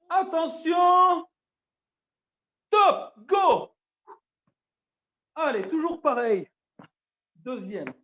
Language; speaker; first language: French; native; French